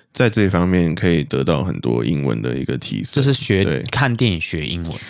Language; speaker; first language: Chinese; native; Chinese